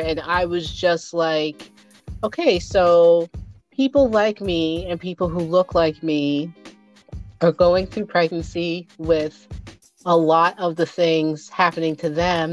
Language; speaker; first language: English; native; English